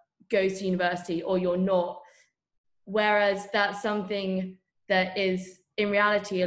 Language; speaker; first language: English; native; English